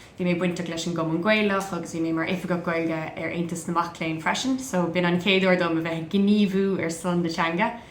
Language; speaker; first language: Irish; non-native, local second language; English